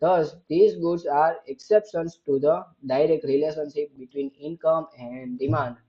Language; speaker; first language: English; non-native, local second language; Gujarati